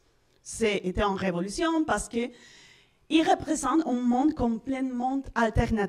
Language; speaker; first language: French; non-native, learner; Spanish